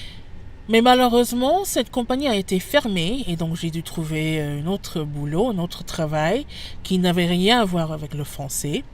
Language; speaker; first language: French; non-native, fluent; English